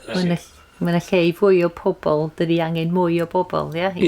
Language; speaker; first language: Welsh; native; Welsh